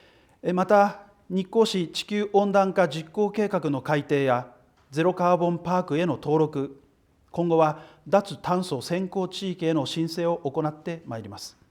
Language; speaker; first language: Japanese; native; Japanese